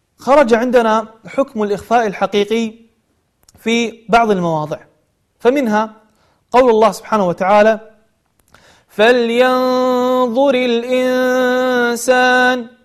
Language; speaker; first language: Arabic; native; Arabic